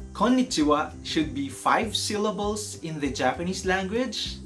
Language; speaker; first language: English; non-native, local second language; Iloko